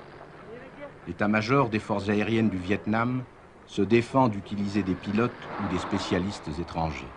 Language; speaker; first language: French; native; French